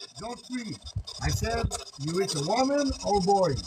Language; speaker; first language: English; non-native, local second language; French